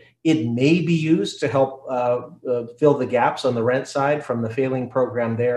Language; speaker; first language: English; native; English